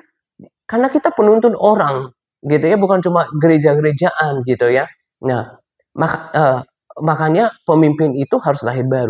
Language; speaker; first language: Indonesian; native; Indonesian